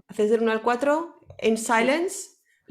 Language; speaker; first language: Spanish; native; Spanish